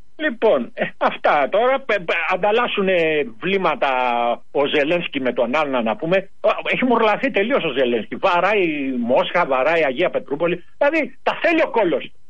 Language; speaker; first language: Greek; native; Greek